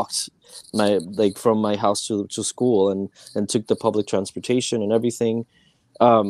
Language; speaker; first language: English; non-native, fluent; Spanish